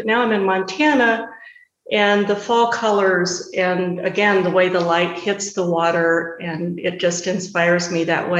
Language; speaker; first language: English; native; English